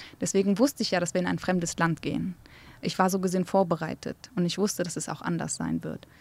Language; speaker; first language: German; early bilingual, other home language; Central Kurdish